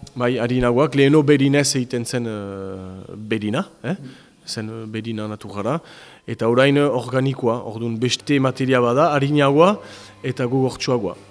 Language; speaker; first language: Basque; native; Basque